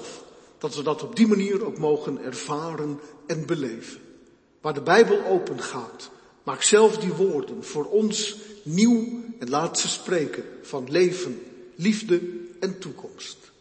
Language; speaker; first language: Dutch; native; Dutch